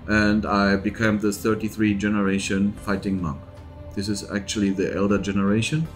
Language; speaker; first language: English; non-native, fluent; German